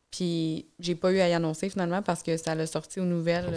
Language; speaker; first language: French; native; French